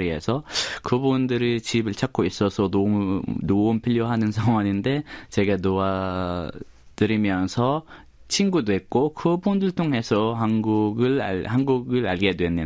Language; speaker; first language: Korean; non-native, fluent; Arabic